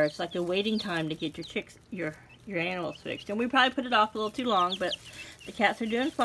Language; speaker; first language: English; native; English